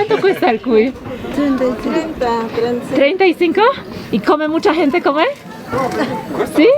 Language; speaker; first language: Spanish; non-native, learner; Polish